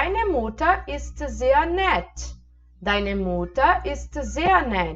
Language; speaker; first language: German; non-native, fluent; Portuguese